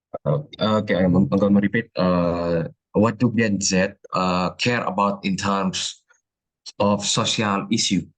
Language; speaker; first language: English; non-native, learner; Indonesian